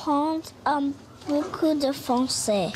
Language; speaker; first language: French; non-native, learner; English